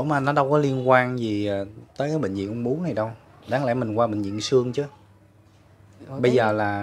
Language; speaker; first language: Vietnamese; native; Vietnamese